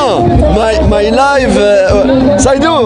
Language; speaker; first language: English; non-native, learner; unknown